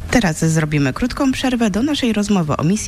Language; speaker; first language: Polish; native; Polish